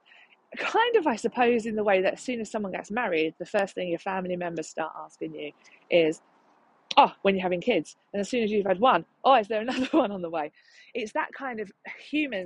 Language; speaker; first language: English; native; English